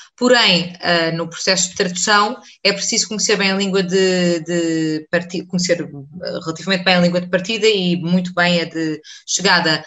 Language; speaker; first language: Portuguese; native; Portuguese